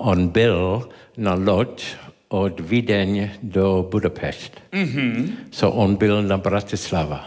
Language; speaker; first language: Czech; non-native, learner; English